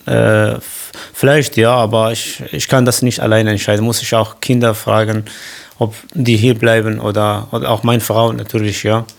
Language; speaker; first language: German; non-native, learner; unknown